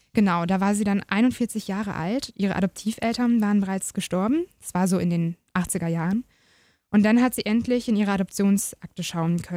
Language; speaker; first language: German; native; German